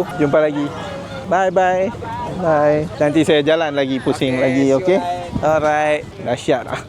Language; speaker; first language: Malay; native; Malay